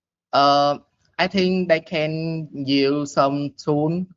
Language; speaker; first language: English; non-native, learner; Vietnamese